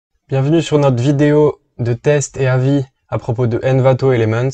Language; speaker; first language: French; native; French